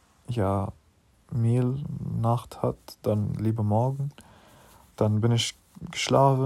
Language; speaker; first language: German; non-native, learner; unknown